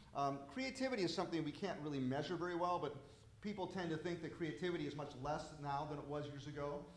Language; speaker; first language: English; native; English